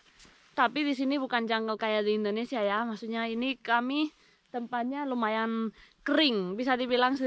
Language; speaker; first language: Indonesian; non-native, fluent; Spanish